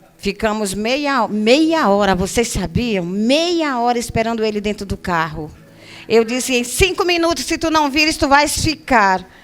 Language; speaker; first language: Portuguese; native; Portuguese